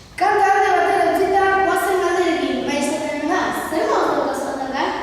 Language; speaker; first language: Basque; non-native, learner; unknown